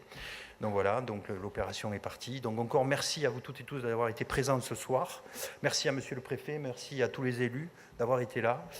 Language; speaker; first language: French; native; French